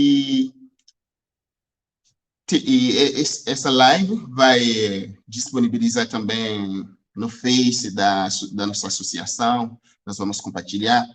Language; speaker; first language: Portuguese; non-native, fluent; Haitian Creole